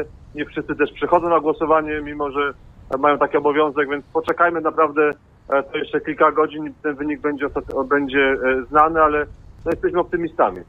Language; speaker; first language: Polish; native; Polish